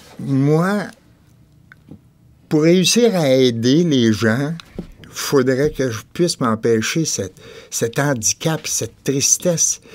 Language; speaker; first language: French; native; French